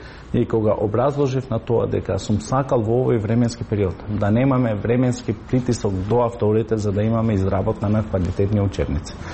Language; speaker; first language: Macedonian; non-native, local second language; Albanian